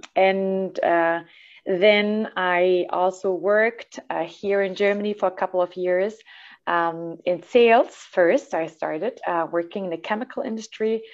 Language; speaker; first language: English; non-native, fluent; German